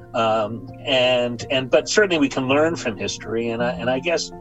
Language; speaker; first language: English; native; English